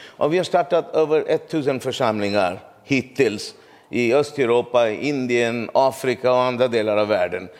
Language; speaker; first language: Swedish; non-native, fluent; Urdu